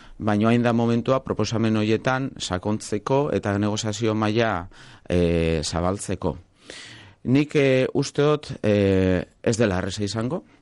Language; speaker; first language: Basque; non-native, local second language; Spanish